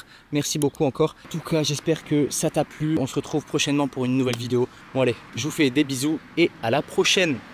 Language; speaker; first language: French; native; French